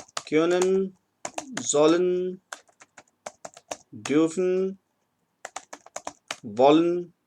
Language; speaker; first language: German; non-native, fluent; Hindi